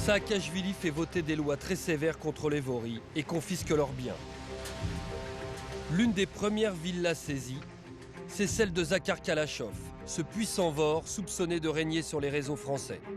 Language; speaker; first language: French; native; French